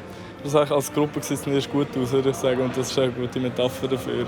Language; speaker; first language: German; native; German